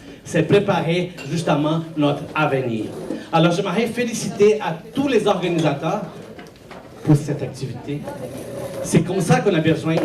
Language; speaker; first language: French; non-native, fluent; Portuguese